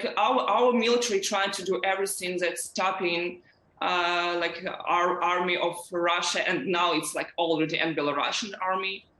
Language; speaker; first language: English; non-native, learner; Ukrainian